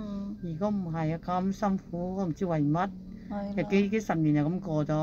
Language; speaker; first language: Cantonese; native; Cantonese